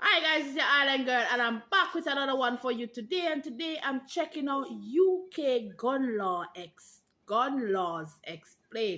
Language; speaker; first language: English; non-native, local second language; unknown